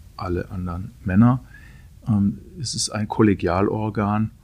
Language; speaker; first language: German; native; German